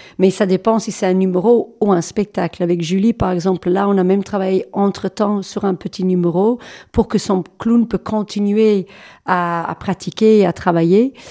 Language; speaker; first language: French; non-native, fluent; English